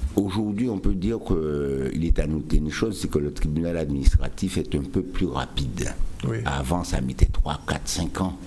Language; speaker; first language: French; native; French